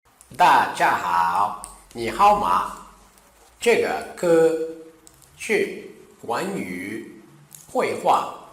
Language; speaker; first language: Chinese; non-native, learner; Portuguese